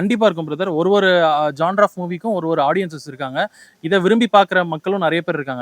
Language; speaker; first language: Tamil; native; Tamil